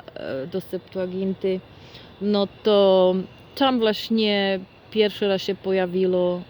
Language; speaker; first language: Polish; non-native, fluent; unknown